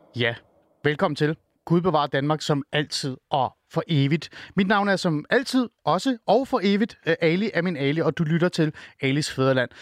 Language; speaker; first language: Danish; early bilingual, other home language; Persian